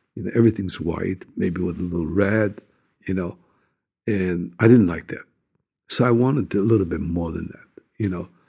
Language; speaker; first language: English; non-native, fluent; Japanese